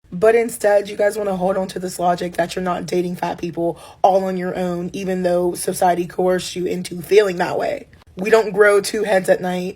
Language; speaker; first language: English; native; English